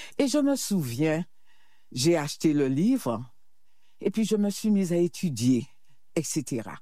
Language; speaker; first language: French; native; French